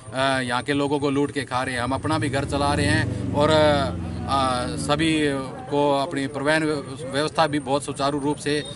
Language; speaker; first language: Hindi; native; Hindi